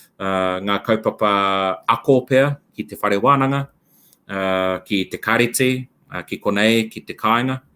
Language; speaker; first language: Māori; non-native, local second language; English